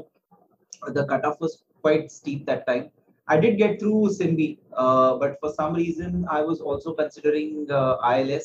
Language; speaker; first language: English; non-native, local second language; Marathi